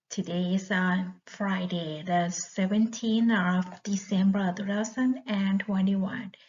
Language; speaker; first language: English; non-native, learner; Thai